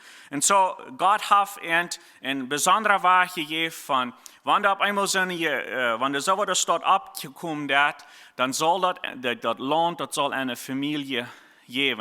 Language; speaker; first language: German; non-native, learner; Plautdietsch